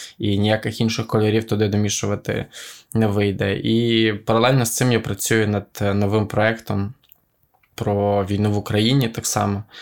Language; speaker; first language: Ukrainian; native; Ukrainian